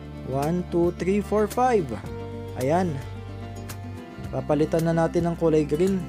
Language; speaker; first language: Filipino; native; Filipino